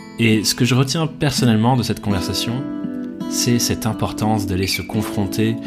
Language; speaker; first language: French; native; French